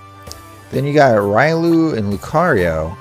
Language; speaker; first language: English; native; English